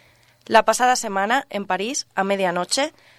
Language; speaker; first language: Spanish; native; Spanish